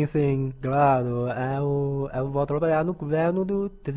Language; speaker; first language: Portuguese; non-native, learner; Chinese